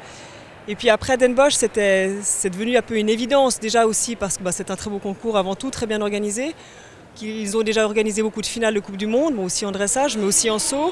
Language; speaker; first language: French; native; French